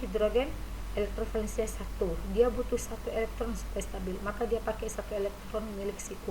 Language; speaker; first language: Indonesian; native; Indonesian